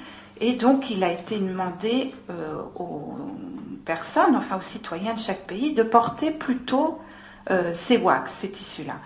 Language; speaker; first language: French; native; French